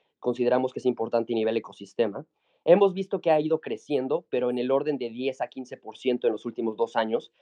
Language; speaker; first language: Spanish; native; Spanish